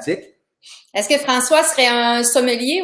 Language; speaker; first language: French; native; French